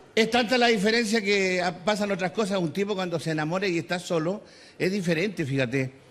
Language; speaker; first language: Spanish; native; Spanish